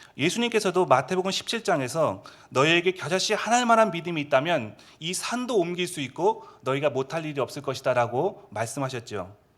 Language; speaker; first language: Korean; native; Korean